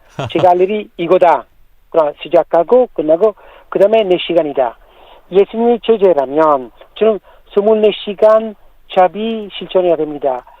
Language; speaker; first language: Korean; non-native, learner; Italian